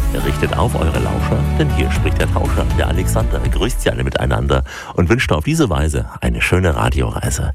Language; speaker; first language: German; native; German